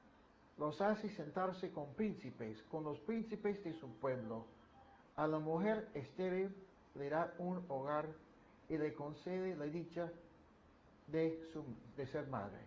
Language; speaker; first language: Spanish; non-native, fluent; English